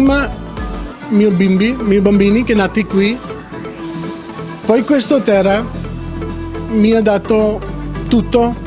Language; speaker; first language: Italian; non-native, learner; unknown